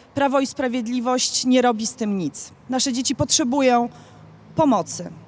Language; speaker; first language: Polish; native; Polish